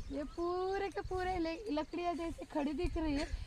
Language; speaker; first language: Hindi; non-native, local second language; Marathi